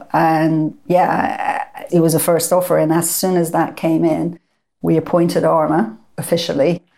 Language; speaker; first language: English; non-native, fluent; Persian